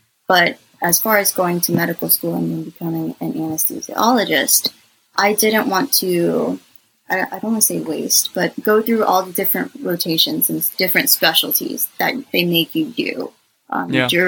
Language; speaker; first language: English; native; English